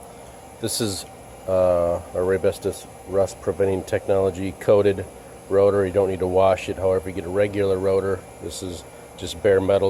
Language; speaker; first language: English; native; English